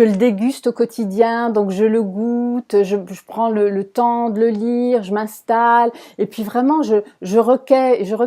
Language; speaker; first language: French; native; French